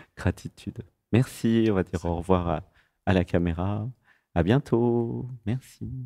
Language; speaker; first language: French; native; French